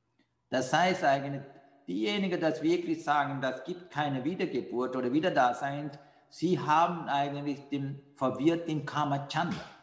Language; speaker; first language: German; non-native, fluent; Sinhala